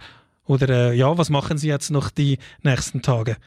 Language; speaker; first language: German; native; German